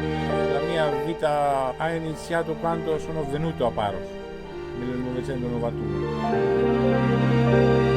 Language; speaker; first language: Italian; non-native, fluent; Greek